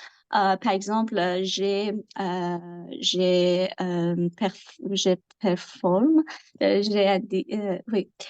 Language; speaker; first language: French; non-native, learner; Persian